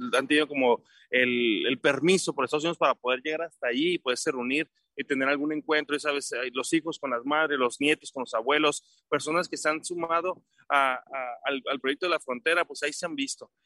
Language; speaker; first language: Spanish; native; Spanish